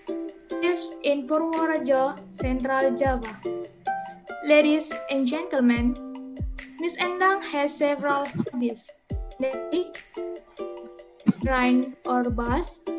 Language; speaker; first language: English; non-native, learner; Indonesian